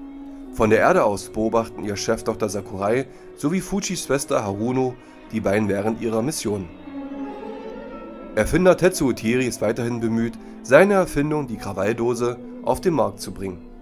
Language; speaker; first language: German; native; German